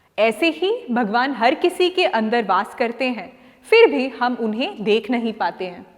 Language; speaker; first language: Hindi; non-native, local second language; Malayalam